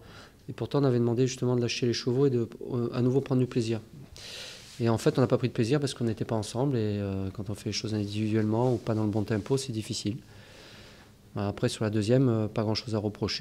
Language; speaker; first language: French; native; French